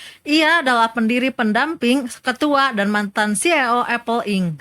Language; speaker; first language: Indonesian; native; Indonesian